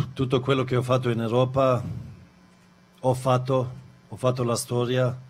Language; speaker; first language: Italian; non-native, fluent; Bosnian